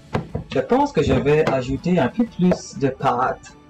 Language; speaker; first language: French; non-native, local second language; English